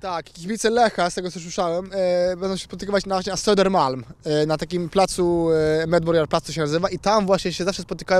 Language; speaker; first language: Polish; native; Polish